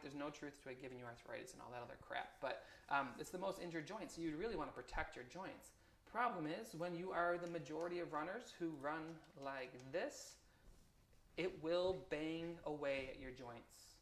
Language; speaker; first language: English; native; English